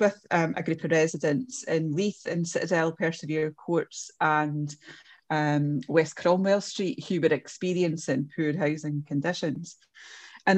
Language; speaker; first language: English; native; English